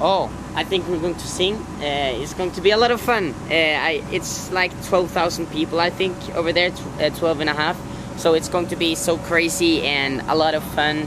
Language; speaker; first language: English; non-native, fluent; Norwegian